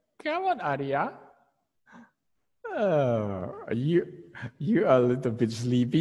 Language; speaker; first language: English; non-native, fluent; Indonesian